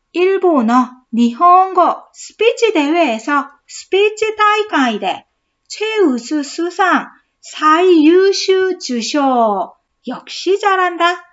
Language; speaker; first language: Korean; native; Korean